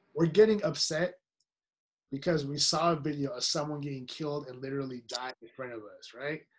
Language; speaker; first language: English; early bilingual, other home language; Spanish